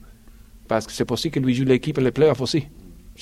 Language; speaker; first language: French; non-native, learner; English